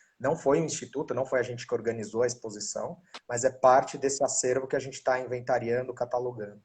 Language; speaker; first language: Portuguese; native; Portuguese